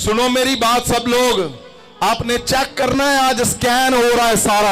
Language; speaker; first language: Hindi; non-native, local second language; Punjabi